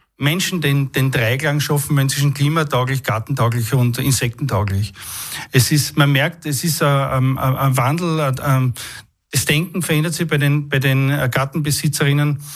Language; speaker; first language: German; native; German